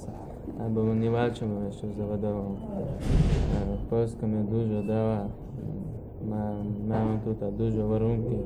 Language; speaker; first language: Polish; non-native, learner; Chechen